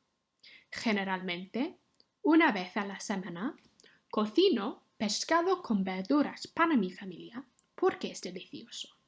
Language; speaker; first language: Spanish; non-native, fluent; English